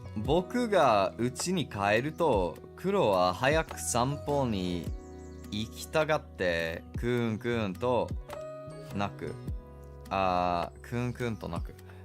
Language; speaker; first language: Japanese; non-native, learner; English